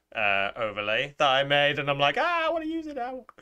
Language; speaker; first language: English; native; English